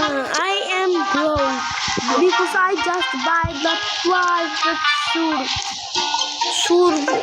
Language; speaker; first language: English; non-native, learner; Bangla